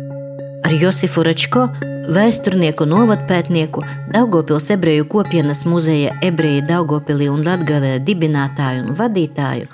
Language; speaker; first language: Latvian; native; Latvian